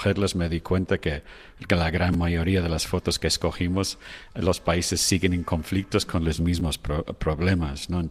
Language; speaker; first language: Spanish; non-native, fluent; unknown